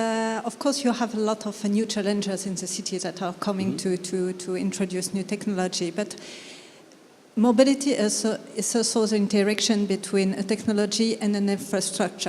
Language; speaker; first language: English; non-native, fluent; French